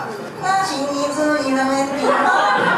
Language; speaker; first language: Chinese; non-native, fluent; Japanese